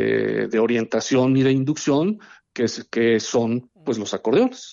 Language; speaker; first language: Spanish; native; Spanish